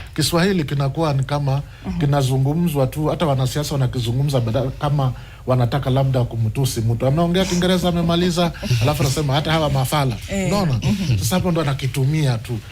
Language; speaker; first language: Swahili; non-native, local second language; Giryama